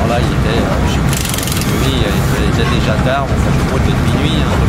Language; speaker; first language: French; native; French